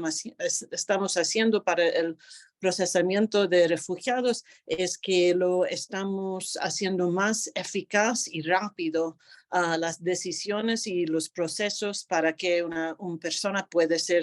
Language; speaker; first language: Spanish; non-native, fluent; English